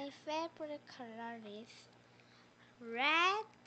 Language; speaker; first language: English; non-native, learner; Korean